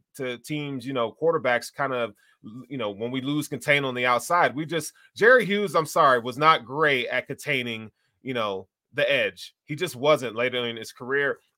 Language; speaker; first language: English; native; English